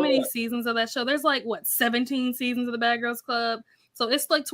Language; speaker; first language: English; native; English